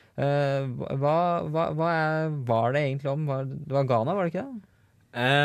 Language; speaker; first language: Norwegian; native; Norwegian